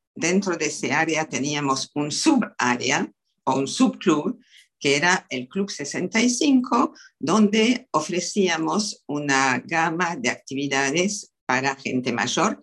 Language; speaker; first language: Spanish; non-native, fluent; French